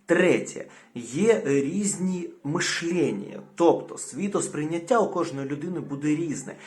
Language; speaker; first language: Ukrainian; non-native, local second language; Russian